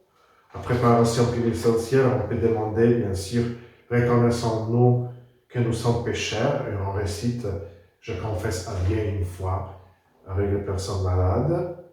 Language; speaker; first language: French; non-native, fluent; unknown